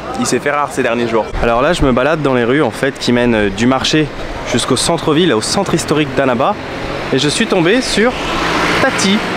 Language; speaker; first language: French; native; French